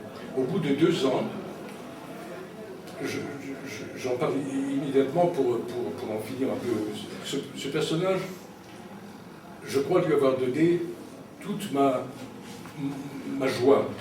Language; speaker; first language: French; native; French